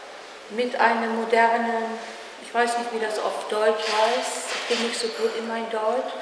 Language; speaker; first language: German; non-native, learner; Dutch